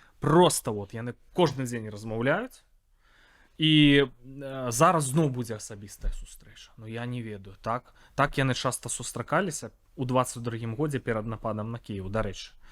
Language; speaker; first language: Belarusian; non-native, local second language; Russian